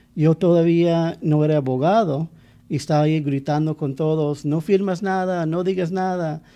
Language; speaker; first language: Spanish; non-native, fluent; English